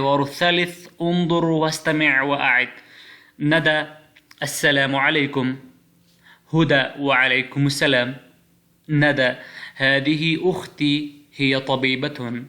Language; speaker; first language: Arabic; non-native, fluent; Pashto